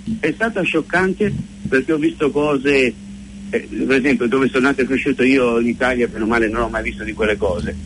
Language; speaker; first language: Italian; native; Italian